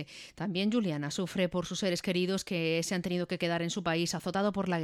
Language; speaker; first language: Spanish; native; Spanish